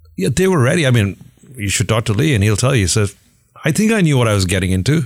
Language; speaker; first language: English; non-native, local second language; Hindi